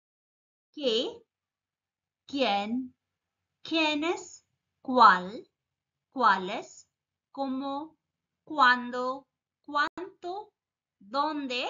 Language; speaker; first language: Spanish; non-native, fluent; Bangla